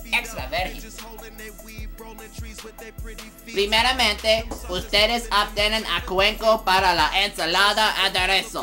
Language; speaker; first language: Spanish; non-native, learner; English